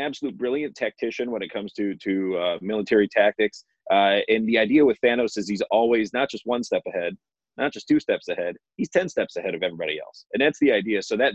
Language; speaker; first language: English; native; English